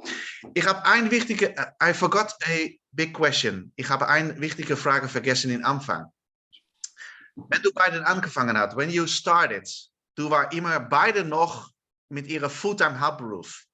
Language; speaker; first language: German; non-native, learner; Dutch